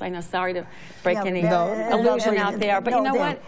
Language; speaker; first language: English; native; English